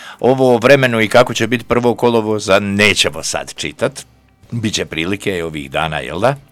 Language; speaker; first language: Bosnian; native; Bosnian